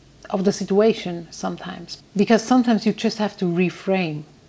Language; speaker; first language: English; non-native, fluent; German